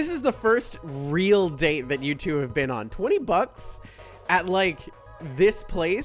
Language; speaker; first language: English; native; English